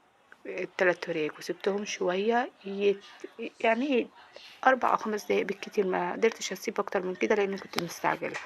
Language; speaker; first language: Arabic; native; Arabic